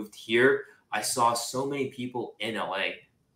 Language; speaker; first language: English; non-native, local second language; Japanese